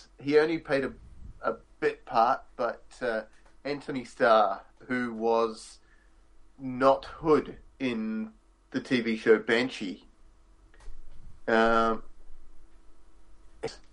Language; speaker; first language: English; native; English